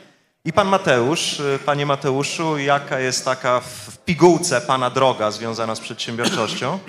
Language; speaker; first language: Polish; native; Polish